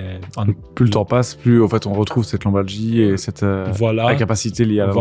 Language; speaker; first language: French; native; French